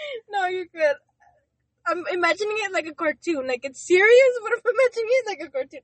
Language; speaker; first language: English; early bilingual, other home language; Spanish